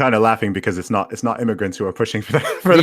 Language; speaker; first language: English; native; English